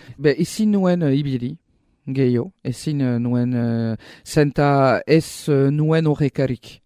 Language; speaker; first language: Basque; non-native, local second language; French